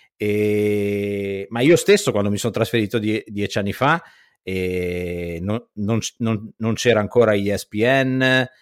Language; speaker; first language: Italian; native; Italian